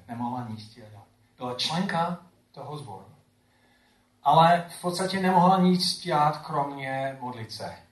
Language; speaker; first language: Czech; non-native, fluent; English